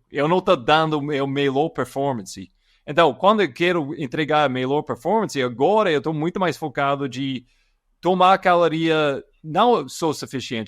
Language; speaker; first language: Portuguese; non-native, fluent; English